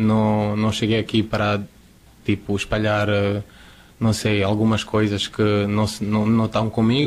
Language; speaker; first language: Portuguese; non-native, fluent; Croatian